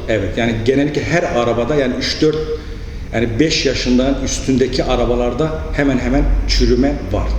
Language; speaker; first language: Turkish; non-native, local second language; Kurdish